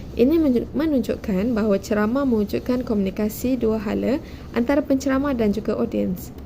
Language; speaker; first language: Malay; native; Malay